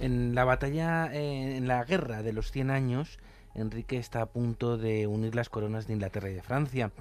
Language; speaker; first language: Spanish; native; Spanish